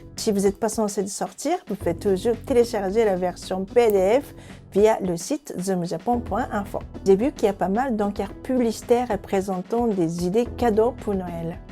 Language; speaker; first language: French; non-native, fluent; Japanese